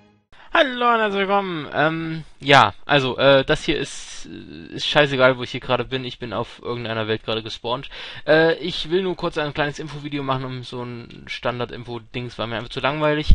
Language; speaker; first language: German; native; German